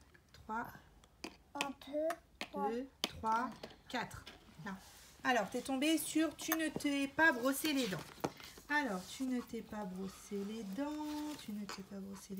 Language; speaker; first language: French; native; French